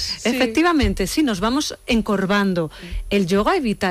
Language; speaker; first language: Spanish; native; Spanish